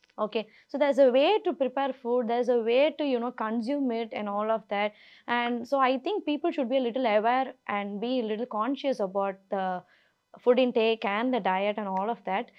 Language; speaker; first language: English; non-native, local second language; Tamil